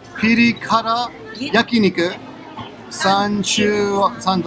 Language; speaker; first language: Japanese; non-native, fluent; English